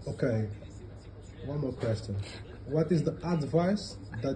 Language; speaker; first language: English; non-native, learner; Portuguese